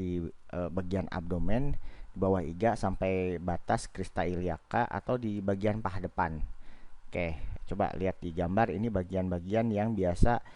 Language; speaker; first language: Indonesian; native; Indonesian